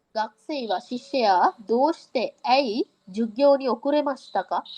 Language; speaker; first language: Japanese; non-native, fluent; Sinhala